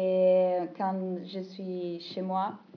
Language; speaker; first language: French; non-native, learner; Italian